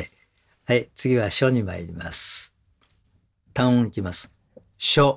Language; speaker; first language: Japanese; native; Japanese